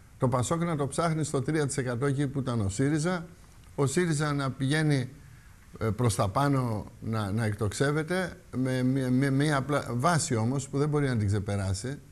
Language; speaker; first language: Greek; native; Greek